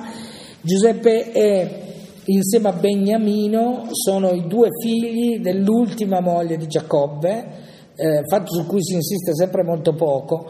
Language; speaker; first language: Italian; native; Italian